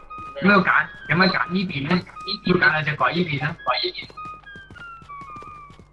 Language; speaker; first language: Chinese; native; Chinese